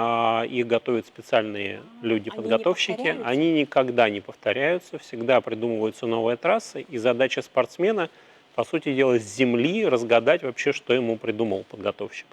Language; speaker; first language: Russian; native; Russian